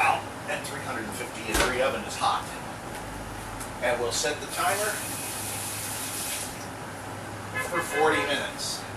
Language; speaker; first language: English; native; English